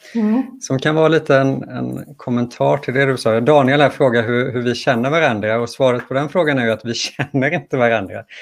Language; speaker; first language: Swedish; native; Swedish